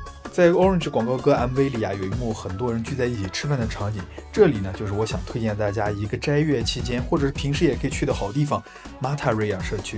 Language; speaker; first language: Chinese; native; Chinese